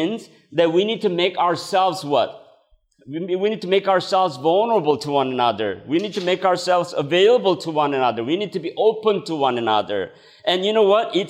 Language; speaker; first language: English; non-native, fluent; Korean